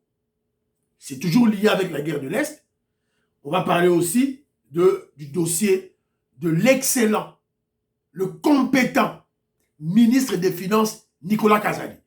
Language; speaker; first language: French; non-native, local second language; Lingala